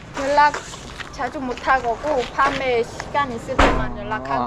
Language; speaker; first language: Korean; non-native, learner; Khmer